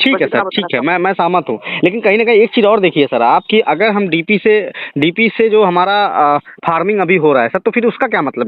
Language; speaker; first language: Hindi; native; Hindi